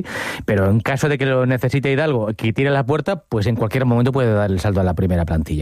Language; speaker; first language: Spanish; native; Spanish